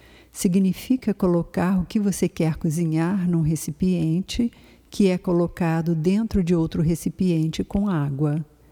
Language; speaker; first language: Portuguese; native; Portuguese